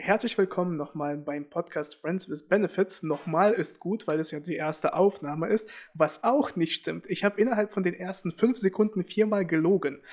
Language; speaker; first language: German; early bilingual, other home language; Russian